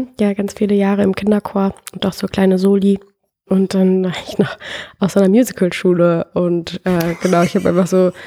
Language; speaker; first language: German; native; German